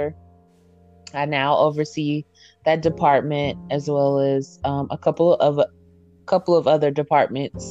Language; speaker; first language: English; native; English